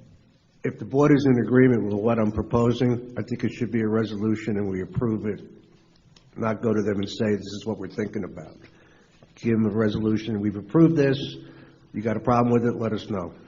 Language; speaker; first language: English; native; English